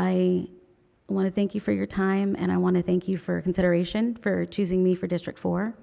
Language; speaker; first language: English; native; English